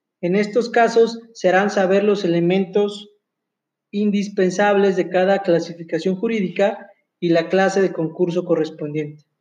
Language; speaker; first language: Spanish; native; Spanish